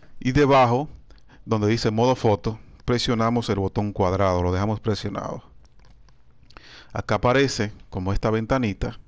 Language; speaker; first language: Spanish; native; Spanish